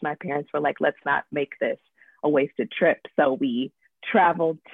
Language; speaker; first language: English; native; English